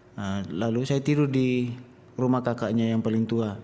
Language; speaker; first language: Indonesian; non-native, local second language; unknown